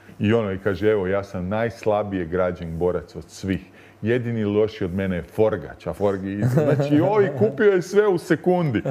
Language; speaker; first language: Croatian; native; Croatian